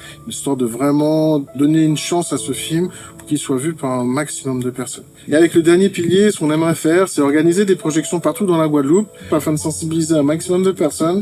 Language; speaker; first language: French; native; French